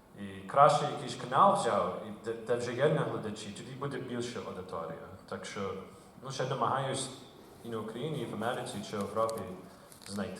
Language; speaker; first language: Ukrainian; early bilingual, heritage; Ukrainian